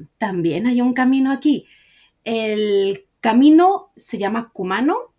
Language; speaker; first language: Spanish; native; Spanish